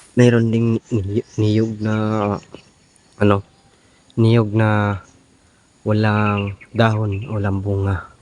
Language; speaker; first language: Filipino; non-native, local second language; Cebuano